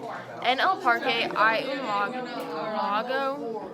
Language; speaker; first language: Spanish; non-native, learner; English